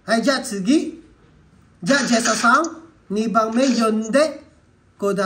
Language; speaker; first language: Japanese; non-native, fluent; Filipino